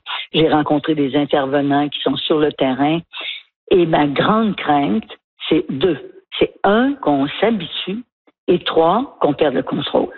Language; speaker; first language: French; native; French